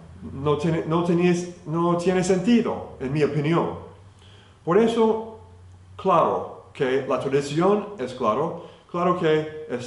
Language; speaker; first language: Spanish; non-native, fluent; English